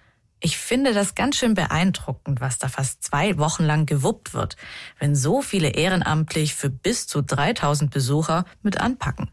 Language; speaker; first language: German; native; German